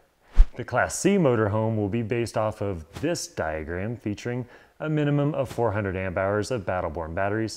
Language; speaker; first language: English; native; English